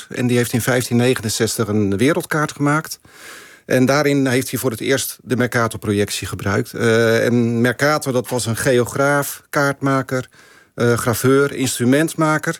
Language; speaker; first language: Dutch; native; Dutch